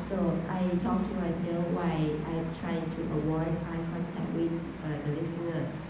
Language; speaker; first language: English; non-native, learner; Thai